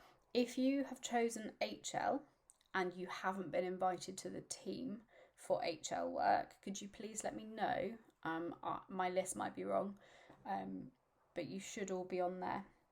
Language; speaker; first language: English; native; English